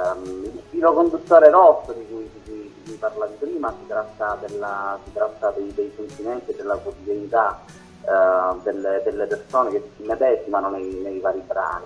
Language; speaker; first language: Italian; native; Italian